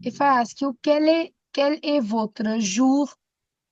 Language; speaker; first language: French; non-native, fluent; Hindi